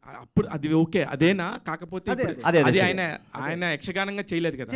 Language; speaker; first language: Telugu; native; Telugu